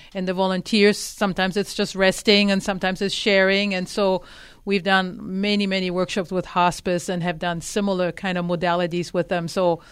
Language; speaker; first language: English; non-native, fluent; German